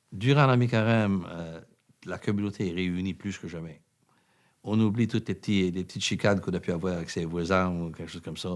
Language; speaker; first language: French; native; French